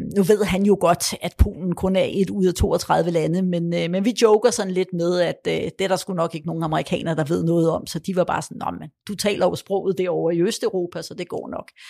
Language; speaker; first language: Danish; early bilingual, other home language; Polish